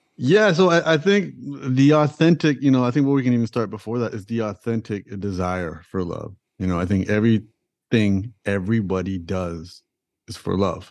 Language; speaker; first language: English; early bilingual, other home language; Punjabi